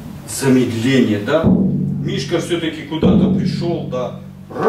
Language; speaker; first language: Russian; native; Russian